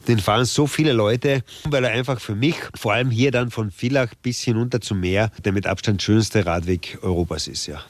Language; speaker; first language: German; non-native, local second language; Slovenian